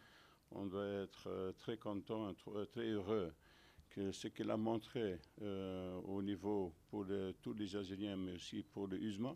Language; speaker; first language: French; non-native, fluent; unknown